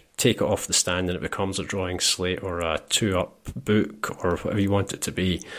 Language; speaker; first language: English; native; English